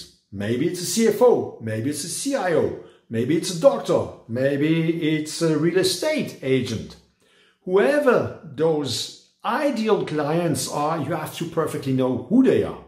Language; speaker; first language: English; non-native, fluent; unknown